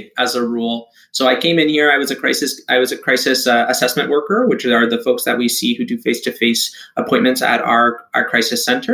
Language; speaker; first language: English; native; English